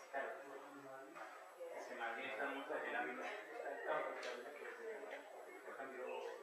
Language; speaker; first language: Spanish; native; Spanish